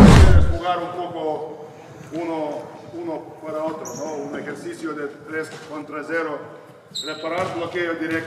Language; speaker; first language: Spanish; non-native, fluent; Lithuanian